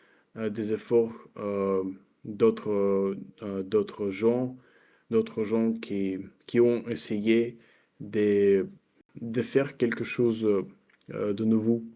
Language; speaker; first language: French; non-native, fluent; Russian